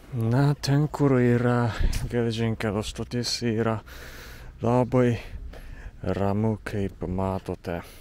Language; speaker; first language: Lithuanian; non-native, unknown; Japanese